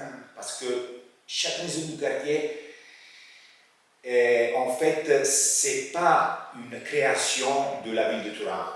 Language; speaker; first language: French; non-native, fluent; Italian